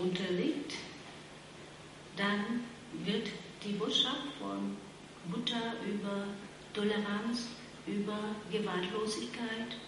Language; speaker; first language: German; non-native, fluent; Vietnamese